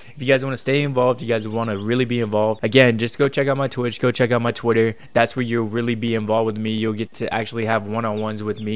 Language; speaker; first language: English; native; English